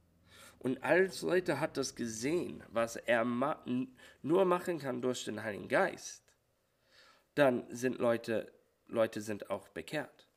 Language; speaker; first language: German; non-native, learner; English